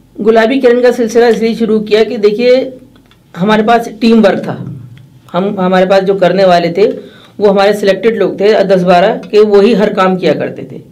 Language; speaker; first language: Urdu; native; Urdu